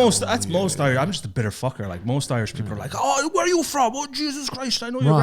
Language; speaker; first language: English; native; English